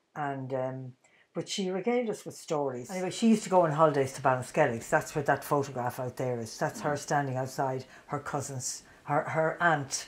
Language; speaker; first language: English; native; English